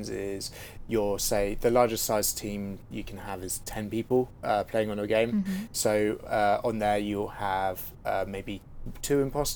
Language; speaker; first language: English; native; English